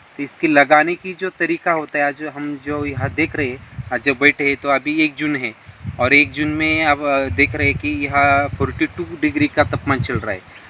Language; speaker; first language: Hindi; non-native, local second language; Marathi